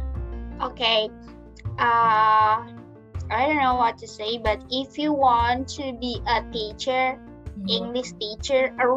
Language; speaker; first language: English; non-native, learner; Indonesian